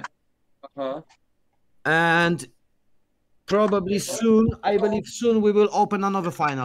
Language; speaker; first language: English; non-native, learner; Polish